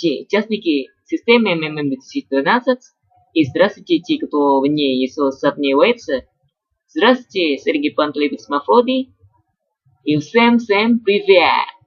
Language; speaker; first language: Russian; non-native, learner; Indonesian